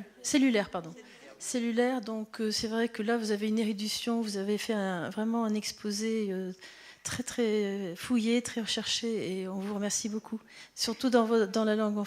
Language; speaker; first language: French; native; French